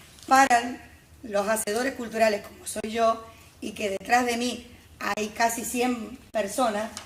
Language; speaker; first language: Spanish; native; Spanish